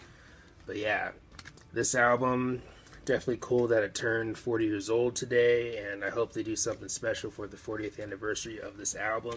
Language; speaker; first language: English; native; English